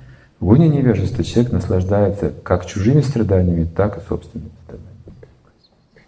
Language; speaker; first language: Russian; native; Russian